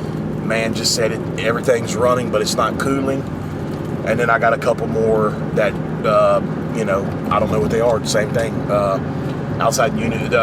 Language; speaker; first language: English; native; English